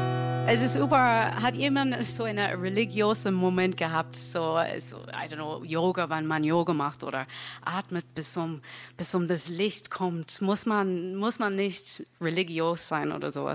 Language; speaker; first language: German; non-native, learner; English